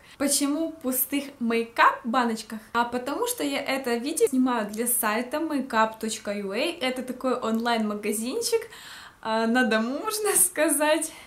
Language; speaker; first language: Russian; native; Russian